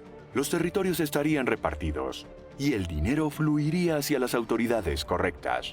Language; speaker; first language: Spanish; native; Spanish